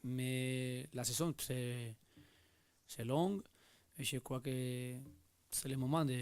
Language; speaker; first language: French; non-native, learner; Spanish